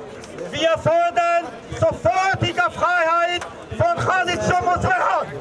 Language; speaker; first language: German; non-native, fluent; Kurdish